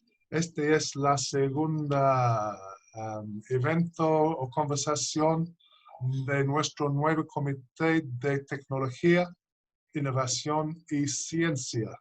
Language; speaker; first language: Spanish; non-native, fluent; English